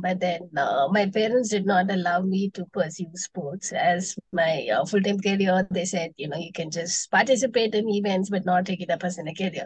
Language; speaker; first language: English; non-native, local second language; Tamil